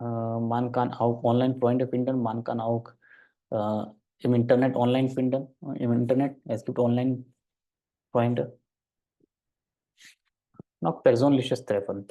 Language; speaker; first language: German; non-native, fluent; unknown